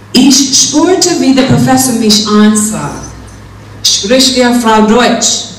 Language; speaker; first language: German; non-native, fluent; English